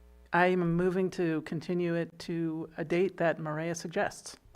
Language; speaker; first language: English; native; English